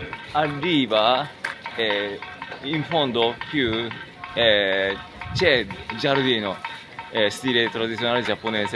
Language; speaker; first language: Italian; non-native, learner; Japanese